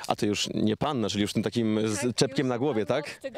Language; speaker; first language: Polish; native; Polish